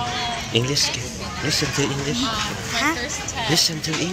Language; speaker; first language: English; non-native, learner; Vietnamese